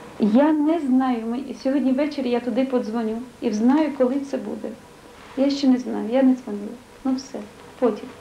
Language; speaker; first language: Ukrainian; native; Ukrainian